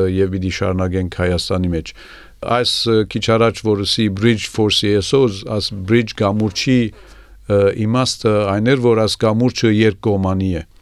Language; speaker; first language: Armenian; early bilingual, heritage; Armenian